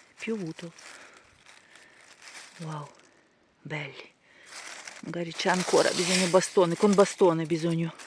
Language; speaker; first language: Italian; non-native, learner; Ukrainian